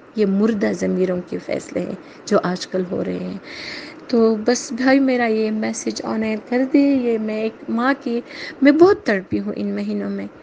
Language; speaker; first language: Urdu; native; Urdu